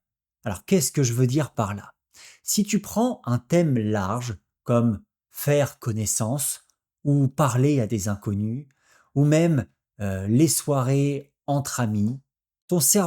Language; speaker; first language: French; native; French